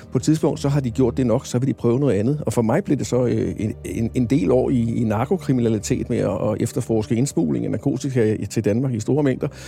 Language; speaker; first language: Danish; native; Danish